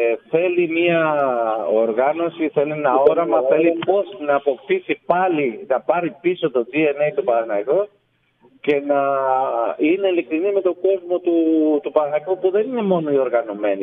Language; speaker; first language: Greek; non-native, fluent; Spanish